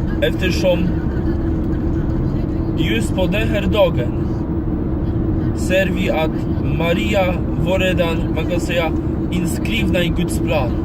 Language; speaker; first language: Swedish; non-native, learner; Polish